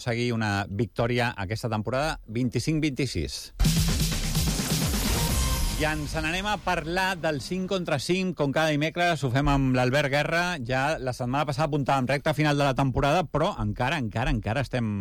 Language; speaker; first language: Catalan; native; Catalan